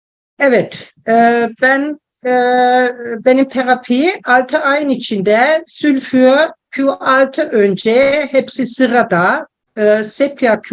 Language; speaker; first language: Turkish; non-native, learner; German